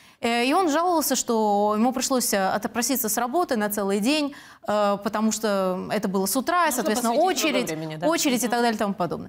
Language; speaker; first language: Russian; native; Russian